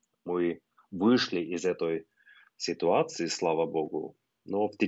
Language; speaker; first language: Russian; non-native, fluent; Norwegian